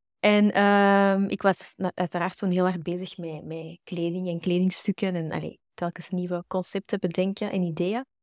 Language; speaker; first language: Dutch; native; Dutch